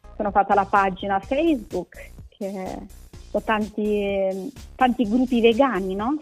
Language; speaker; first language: Italian; non-native, fluent; Romanian